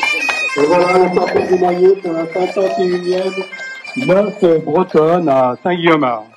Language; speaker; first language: French; native; French